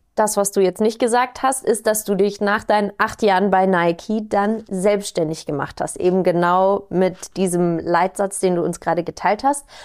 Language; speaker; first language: German; native; German